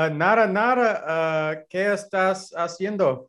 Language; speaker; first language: Spanish; non-native, learner; English